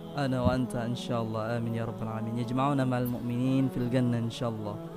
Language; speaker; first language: Arabic; non-native, learner; Indonesian